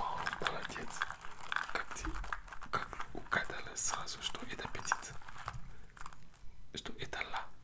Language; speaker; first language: Russian; non-native, learner; French